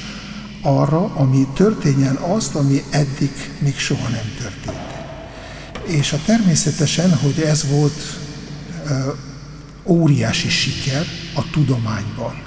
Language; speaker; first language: Hungarian; non-native, fluent; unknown